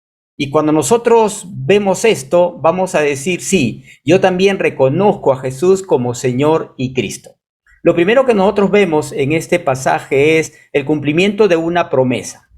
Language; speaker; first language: Spanish; native; Spanish